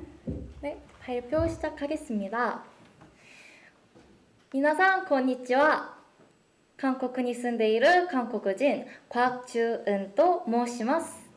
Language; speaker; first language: Japanese; non-native, fluent; Korean